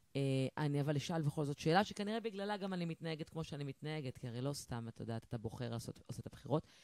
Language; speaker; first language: Hebrew; native; Hebrew